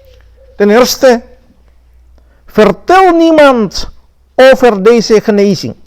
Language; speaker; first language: Dutch; non-native, fluent; Indonesian